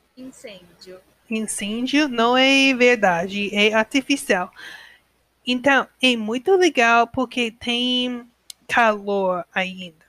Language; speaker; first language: Portuguese; non-native, learner; English